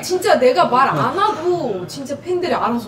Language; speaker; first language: Korean; non-native, fluent; Arabic